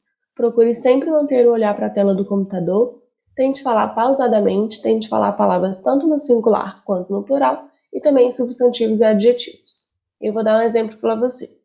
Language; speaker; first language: Portuguese; native; Portuguese